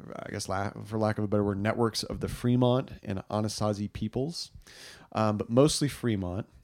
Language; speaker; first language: English; native; English